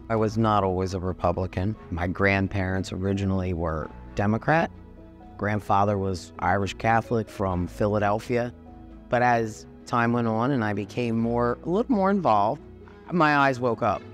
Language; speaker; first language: English; native; English